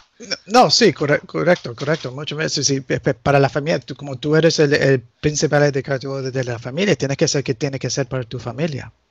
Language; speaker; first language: Spanish; early bilingual, heritage; Spanish